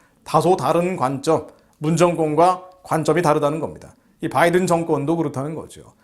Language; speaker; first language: Korean; native; Korean